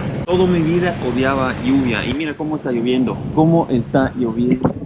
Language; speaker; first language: Spanish; non-native, fluent; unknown